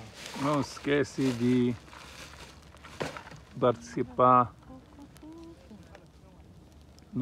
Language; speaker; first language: Portuguese; non-native, learner; Arabic